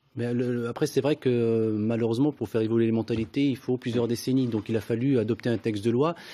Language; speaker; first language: French; native; French